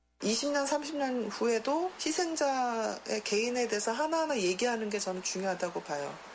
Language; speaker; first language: Korean; native; Korean